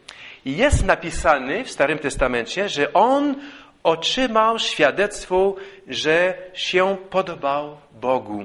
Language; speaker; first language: Polish; non-native, fluent; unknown